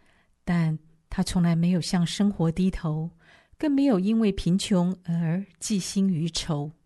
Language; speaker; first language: Chinese; native; Chinese